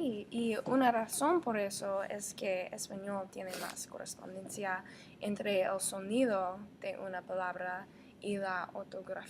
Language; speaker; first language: Spanish; non-native, learner; English